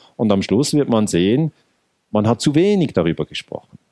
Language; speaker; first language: German; native; German